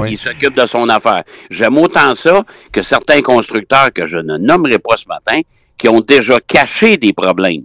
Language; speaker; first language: French; native; French